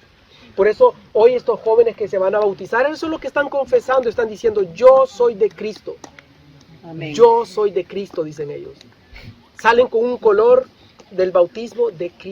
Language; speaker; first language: Spanish; native; Spanish